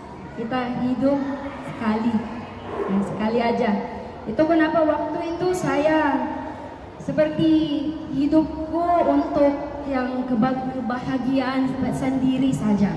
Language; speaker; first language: Indonesian; non-native, learner; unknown